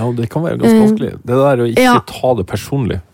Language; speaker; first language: Norwegian; native; Norwegian